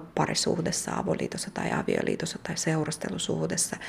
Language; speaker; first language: Finnish; non-native, fluent; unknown